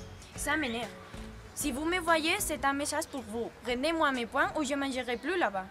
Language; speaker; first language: French; non-native, learner; Spanish